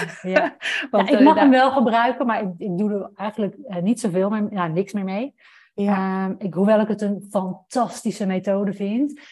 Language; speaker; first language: Dutch; native; Dutch